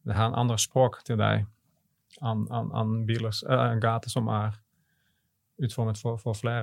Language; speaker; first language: Norwegian; non-native, fluent; Dutch